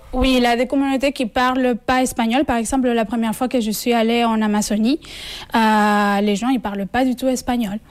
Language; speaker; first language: French; non-native, fluent; Spanish